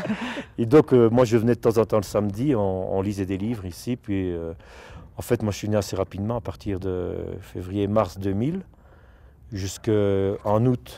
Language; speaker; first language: French; native; French